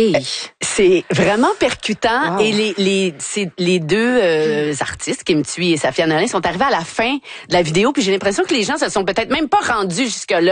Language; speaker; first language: French; native; French